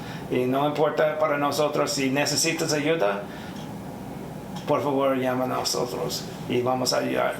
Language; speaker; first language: Spanish; non-native, learner; English